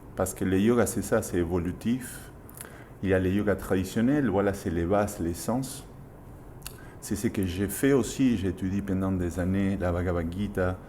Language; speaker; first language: French; non-native, fluent; Spanish